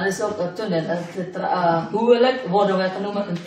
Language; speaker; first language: Dutch; non-native, fluent; Indonesian